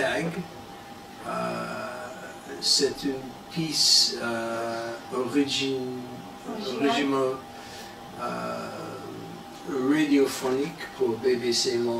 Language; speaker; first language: French; non-native, learner; English